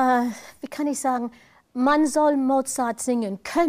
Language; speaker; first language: German; non-native, fluent; English